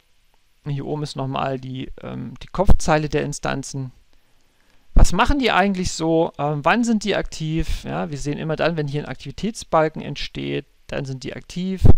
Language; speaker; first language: German; native; German